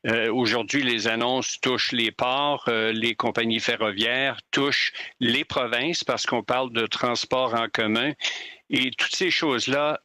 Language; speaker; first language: French; native; French